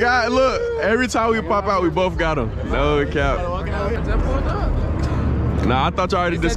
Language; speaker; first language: English; native; English